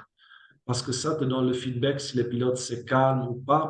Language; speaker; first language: French; non-native, fluent; Italian